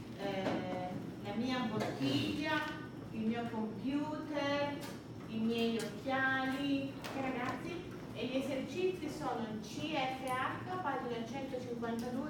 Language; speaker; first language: Italian; early bilingual, heritage; Italian